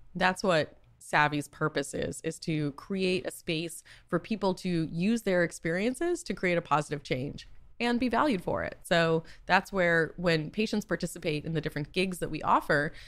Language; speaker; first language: English; native; English